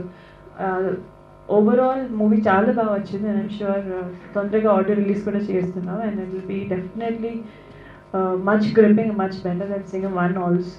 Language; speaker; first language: Telugu; non-native, fluent; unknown